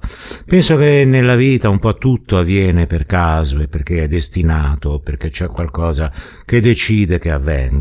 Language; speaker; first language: Italian; native; Italian